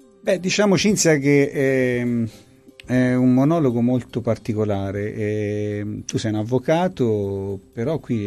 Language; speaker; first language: Italian; native; Italian